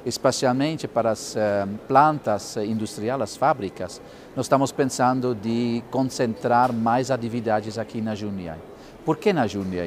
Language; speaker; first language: Portuguese; non-native, fluent; Dutch